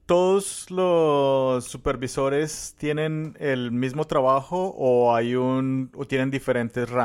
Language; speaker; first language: Spanish; native; Spanish